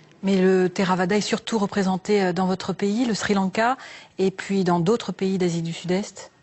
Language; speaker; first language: French; native; French